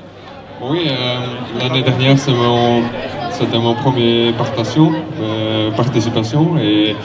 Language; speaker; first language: French; non-native, local second language; Dutch